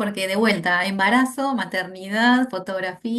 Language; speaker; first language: Spanish; native; Spanish